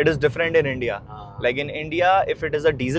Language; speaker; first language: English; non-native, local second language; Hindi